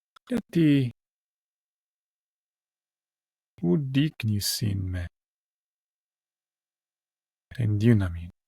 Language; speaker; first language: Greek; non-native, learner; English